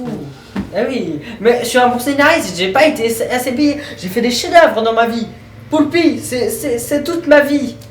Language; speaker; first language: French; native; French